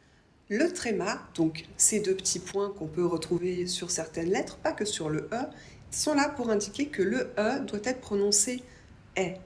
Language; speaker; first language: French; native; French